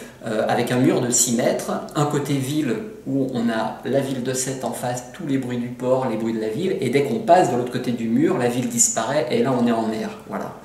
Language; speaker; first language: French; native; French